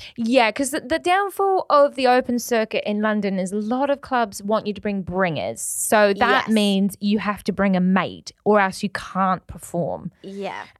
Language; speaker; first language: English; native; English